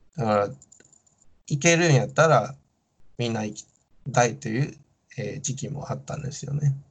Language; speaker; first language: Japanese; non-native, fluent; Min Nan Chinese